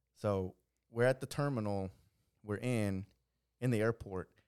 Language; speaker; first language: English; early bilingual, other home language; Spanish